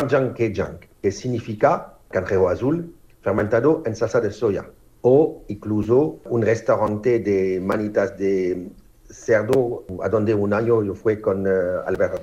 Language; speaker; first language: Spanish; non-native, fluent; French